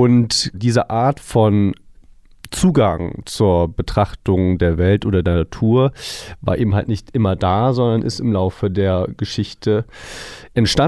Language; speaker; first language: German; native; German